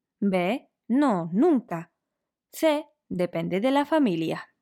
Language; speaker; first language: Spanish; non-native, fluent; Polish